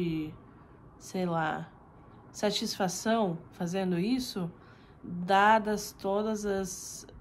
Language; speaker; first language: Portuguese; non-native, fluent; Russian